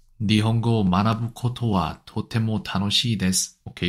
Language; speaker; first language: Japanese; non-native, learner; Korean